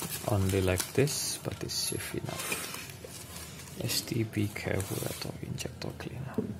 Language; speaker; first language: English; non-native, learner; Indonesian